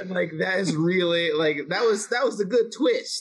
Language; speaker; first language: English; native; English